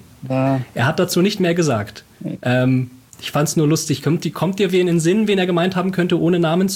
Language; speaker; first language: German; native; German